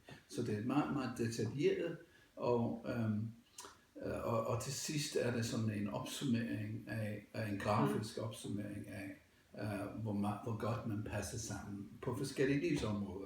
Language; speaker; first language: Danish; non-native, fluent; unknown